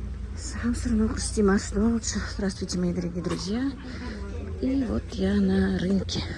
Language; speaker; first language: Russian; non-native, local second language; Ingush